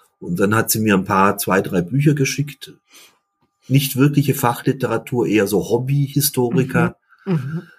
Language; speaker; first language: German; early bilingual, other home language; Dutch